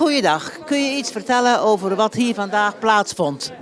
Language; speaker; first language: Dutch; native; Dutch